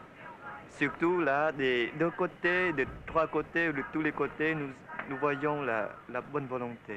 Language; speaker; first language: French; non-native, local second language; Vietnamese